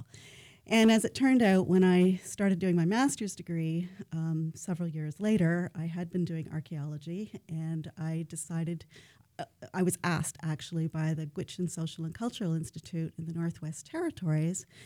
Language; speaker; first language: English; native; English